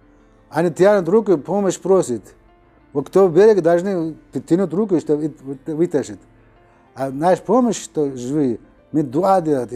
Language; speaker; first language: Russian; non-native, local second language; Uzbek